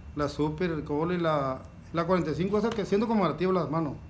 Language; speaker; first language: Spanish; native; Spanish